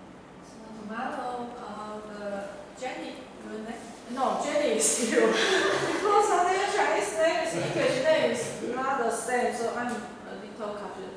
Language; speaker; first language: English; non-native, learner; Chinese